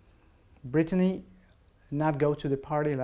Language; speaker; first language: English; non-native, fluent; Spanish